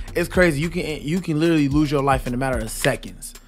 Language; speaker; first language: English; native; English